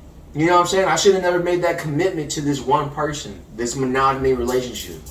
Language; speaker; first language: English; native; English